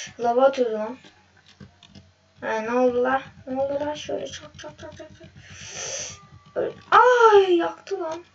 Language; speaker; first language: Turkish; native; Turkish